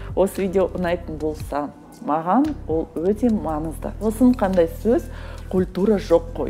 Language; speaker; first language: Kazakh; non-native, local second language; Russian